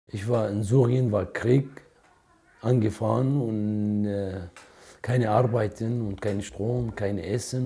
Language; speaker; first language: German; non-native, learner; Arabic